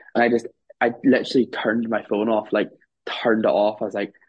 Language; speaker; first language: English; native; English